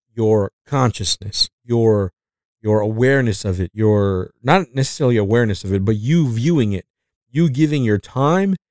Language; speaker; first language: English; non-native, fluent; Spanish